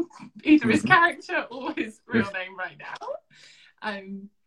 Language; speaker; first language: English; native; English